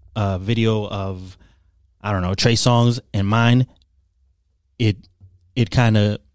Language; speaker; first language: English; early bilingual, other home language; Haitian Creole